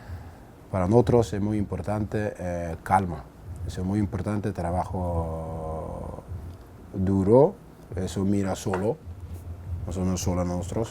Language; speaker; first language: Spanish; non-native, learner; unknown